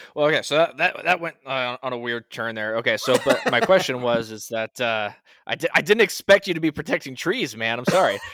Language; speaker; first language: English; native; English